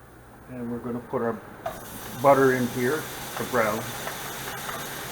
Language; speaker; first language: English; native; English